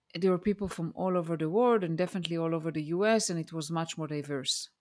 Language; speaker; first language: English; non-native, fluent; Hebrew